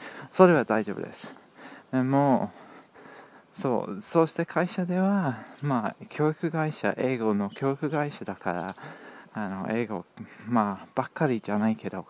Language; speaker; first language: Japanese; non-native, learner; English